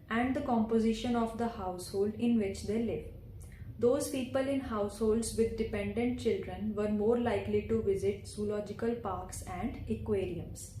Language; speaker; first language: English; non-native, local second language; Punjabi